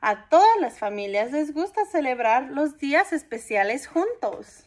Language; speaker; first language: Spanish; early bilingual, heritage; Spanish